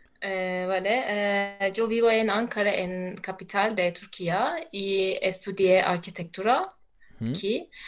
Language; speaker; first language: Spanish; non-native, learner; Turkish